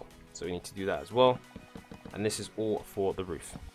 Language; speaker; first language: English; native; English